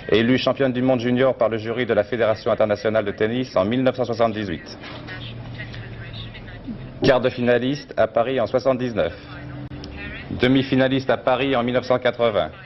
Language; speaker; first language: French; native; French